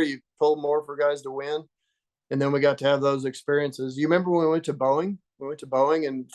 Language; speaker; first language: English; native; English